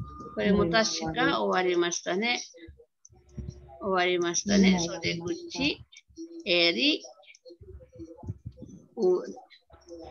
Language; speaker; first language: Japanese; non-native, fluent; Filipino